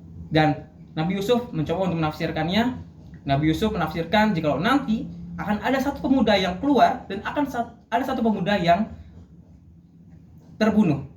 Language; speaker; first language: Indonesian; native; Indonesian